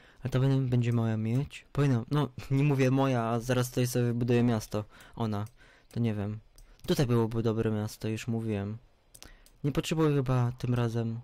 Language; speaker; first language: Polish; early bilingual, heritage; Polish